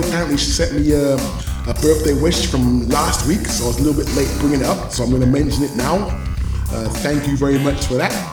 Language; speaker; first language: English; native; English